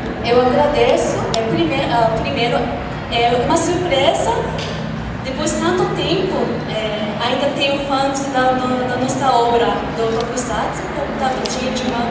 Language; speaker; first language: Portuguese; non-native, fluent; Japanese